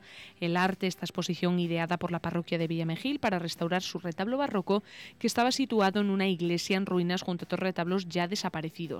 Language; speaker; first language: Spanish; native; Spanish